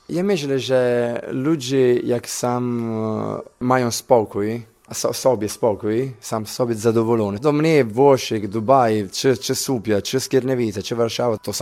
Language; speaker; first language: Polish; non-native, learner; Italian